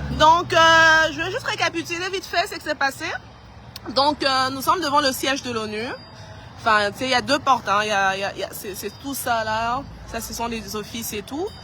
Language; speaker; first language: French; non-native, local second language; Lingala